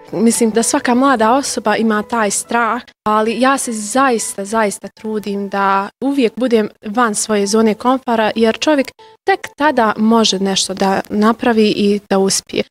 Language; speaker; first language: Bosnian; native; Bosnian